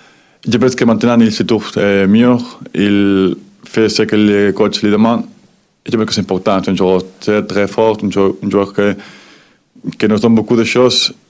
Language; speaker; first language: French; non-native, fluent; Spanish